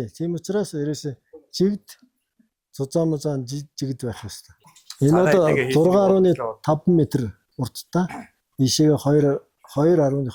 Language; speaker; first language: Mongolian; non-native, local second language; Kazakh